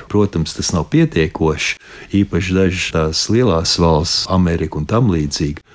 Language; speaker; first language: Latvian; early bilingual, heritage; Latvian